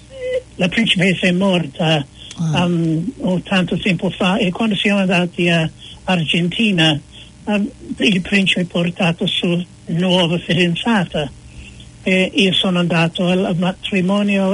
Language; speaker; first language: Italian; non-native, fluent; English